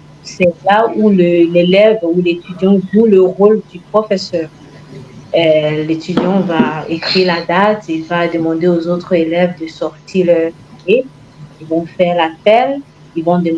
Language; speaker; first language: French; non-native, fluent; Igbo